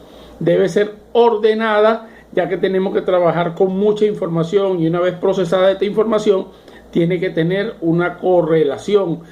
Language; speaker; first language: Spanish; native; Spanish